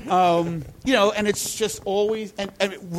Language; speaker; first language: English; native; English